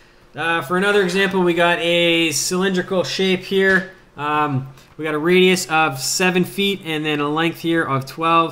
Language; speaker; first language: English; native; English